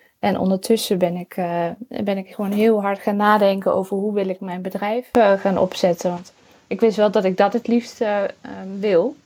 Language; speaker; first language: Dutch; native; Dutch